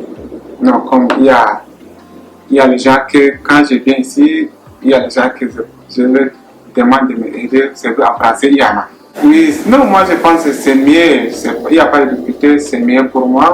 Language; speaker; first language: French; non-native, learner; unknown